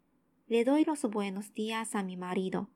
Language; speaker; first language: Spanish; non-native, learner; Japanese